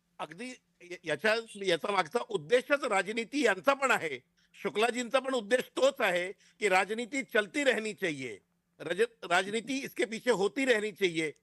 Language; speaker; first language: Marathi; non-native, local second language; Hindi